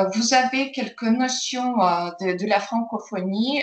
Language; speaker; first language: French; non-native, fluent; Ukrainian